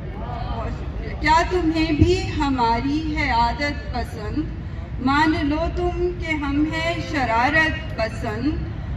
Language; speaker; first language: Urdu; non-native, local second language; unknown